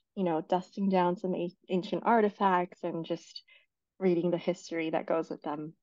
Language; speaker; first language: English; non-native, fluent; Chinese